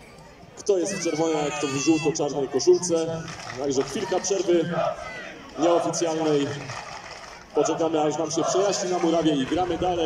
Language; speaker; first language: Polish; native; Polish